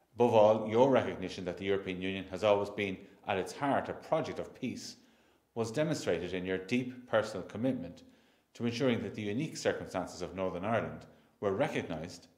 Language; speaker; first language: English; native; English